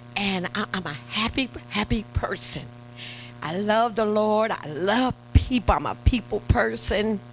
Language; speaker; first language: English; native; English